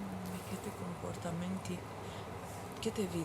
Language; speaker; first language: Albanian; non-native, learner; English